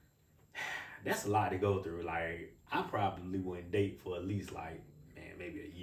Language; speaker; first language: English; native; English